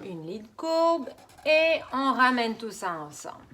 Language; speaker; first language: French; native; French